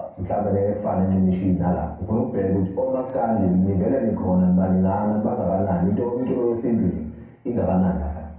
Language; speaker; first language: Zulu; native; Zulu